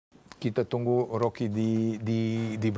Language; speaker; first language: Indonesian; non-native, fluent; Serbian